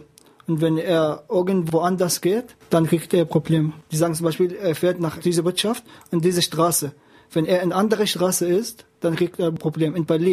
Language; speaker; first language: German; non-native, learner; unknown